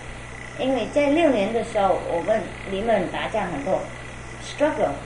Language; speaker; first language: Chinese; non-native, fluent; Vietnamese